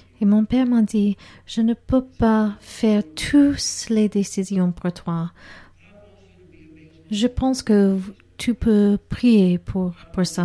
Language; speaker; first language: French; non-native, learner; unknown